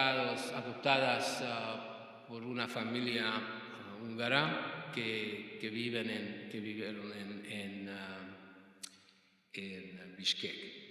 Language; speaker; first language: Spanish; non-native, fluent; Hungarian